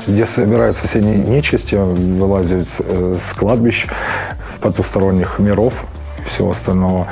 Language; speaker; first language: Russian; native; Russian